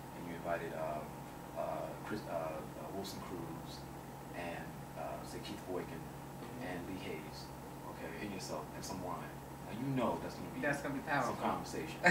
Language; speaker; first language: English; native; English